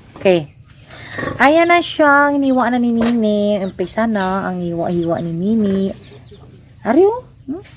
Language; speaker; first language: Filipino; native; Filipino